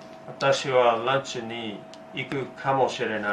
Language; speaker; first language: Japanese; non-native, learner; English